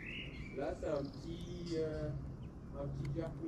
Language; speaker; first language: French; native; French